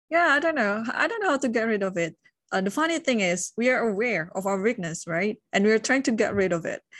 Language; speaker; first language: English; non-native, fluent; Indonesian